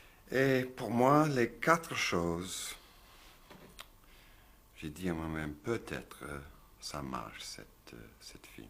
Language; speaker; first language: French; non-native, learner; English